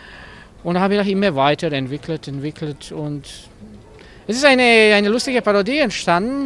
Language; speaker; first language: German; non-native, learner; Croatian